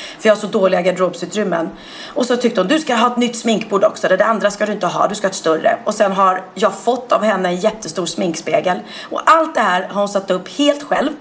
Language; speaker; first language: Swedish; native; Swedish